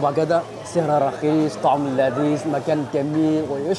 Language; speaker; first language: Arabic; non-native, learner; Chinese